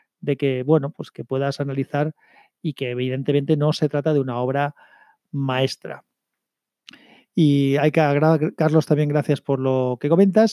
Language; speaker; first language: Spanish; native; Spanish